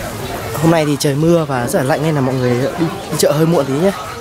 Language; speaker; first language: Vietnamese; native; Vietnamese